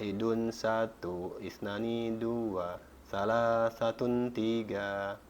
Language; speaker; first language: Arabic; non-native, fluent; Indonesian